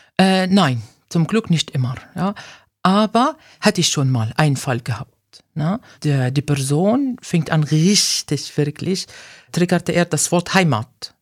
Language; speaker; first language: German; non-native, fluent; Arabic